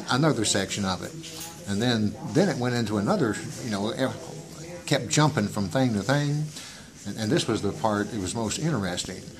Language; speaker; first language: English; native; English